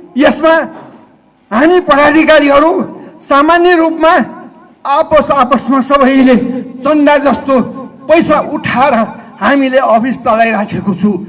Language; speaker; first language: Nepali; non-native, local second language; Newari